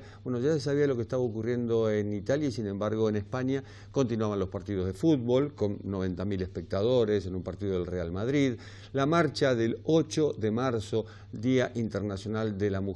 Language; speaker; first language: Spanish; native; Spanish